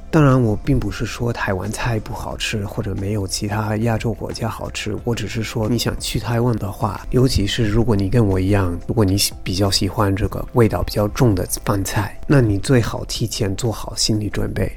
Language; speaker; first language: Chinese; non-native, fluent; English